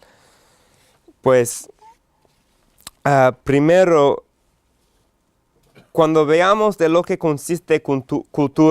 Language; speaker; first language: Spanish; non-native, fluent; English